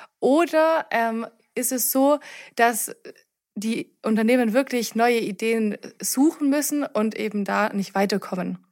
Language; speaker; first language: German; native; German